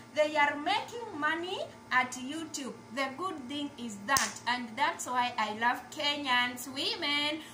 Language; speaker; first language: English; non-native, local second language; Kamba